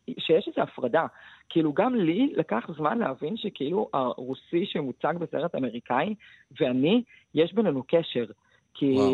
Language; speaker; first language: Hebrew; early bilingual, other home language; Russian